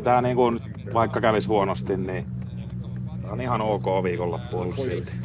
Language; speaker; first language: Finnish; native; Finnish